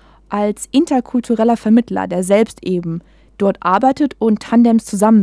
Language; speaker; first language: German; native; German